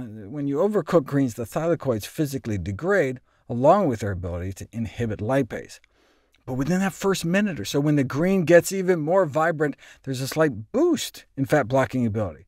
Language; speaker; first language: English; native; English